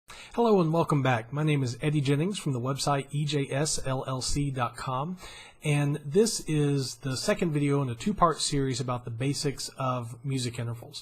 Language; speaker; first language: English; native; English